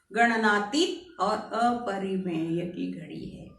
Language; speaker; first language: Hindi; non-native, local second language; Marathi